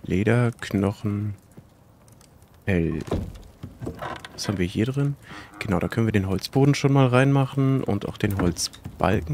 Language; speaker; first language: German; native; German